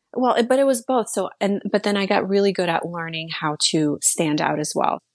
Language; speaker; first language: English; early bilingual, other home language; Slovak